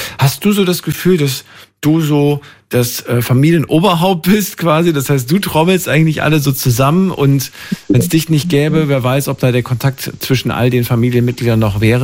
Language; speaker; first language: German; native; German